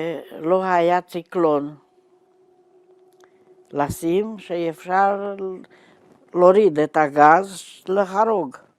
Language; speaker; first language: Hebrew; non-native, fluent; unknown